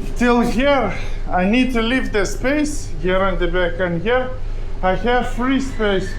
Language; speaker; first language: English; non-native, learner; Lithuanian